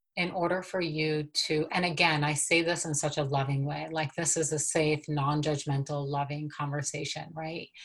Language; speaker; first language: English; native; English